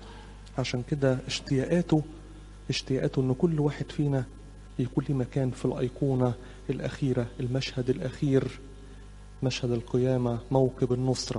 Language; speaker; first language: Arabic; native; Arabic